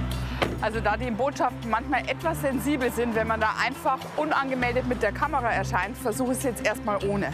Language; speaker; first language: German; native; German